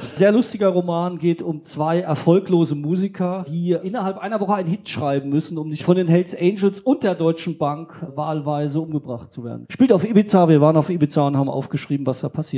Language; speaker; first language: German; native; German